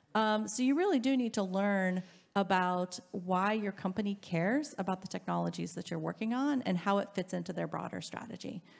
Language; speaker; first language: English; native; English